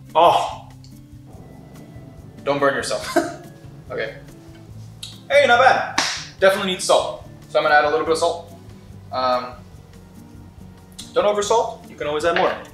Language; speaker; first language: English; native; English